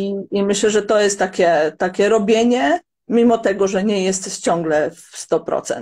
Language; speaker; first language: Polish; non-native, fluent; Croatian